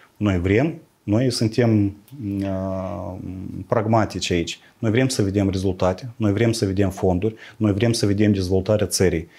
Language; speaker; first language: Romanian; native; Romanian